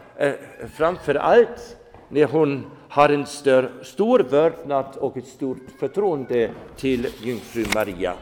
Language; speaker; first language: Swedish; non-native, fluent; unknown